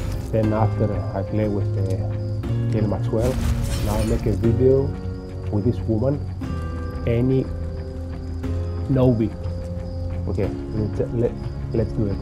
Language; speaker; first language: English; non-native, learner; Greek